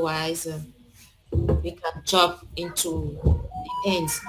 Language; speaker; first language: English; non-native, learner; French